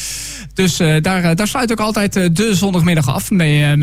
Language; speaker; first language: Dutch; native; Dutch